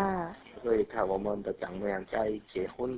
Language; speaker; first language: Chinese; non-native, learner; Korean